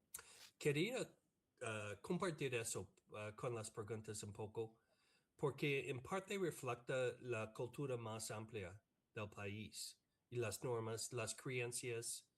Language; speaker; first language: Spanish; non-native, fluent; English